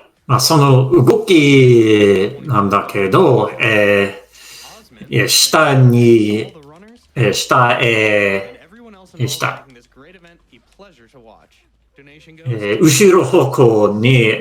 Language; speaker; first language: Japanese; non-native, fluent; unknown